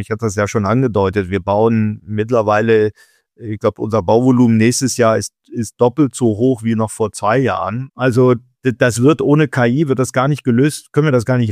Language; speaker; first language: German; native; German